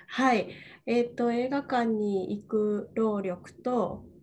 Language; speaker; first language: Japanese; non-native, fluent; Indonesian